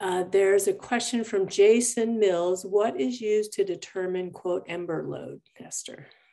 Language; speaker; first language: English; native; English